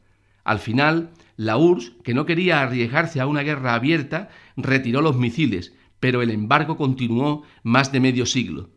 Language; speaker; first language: Spanish; native; Spanish